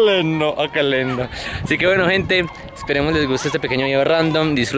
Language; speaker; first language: Spanish; native; Spanish